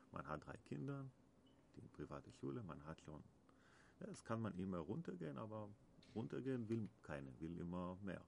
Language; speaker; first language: German; non-native, learner; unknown